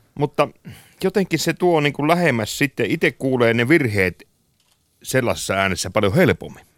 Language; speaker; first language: Finnish; native; Finnish